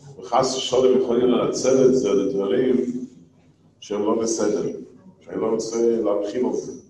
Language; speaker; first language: Hebrew; non-native, fluent; English